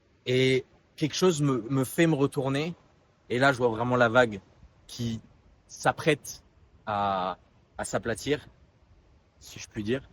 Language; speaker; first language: French; native; French